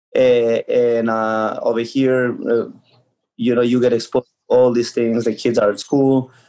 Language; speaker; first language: English; early bilingual, other home language; Spanish